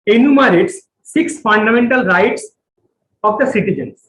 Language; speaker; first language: English; non-native, local second language; Bangla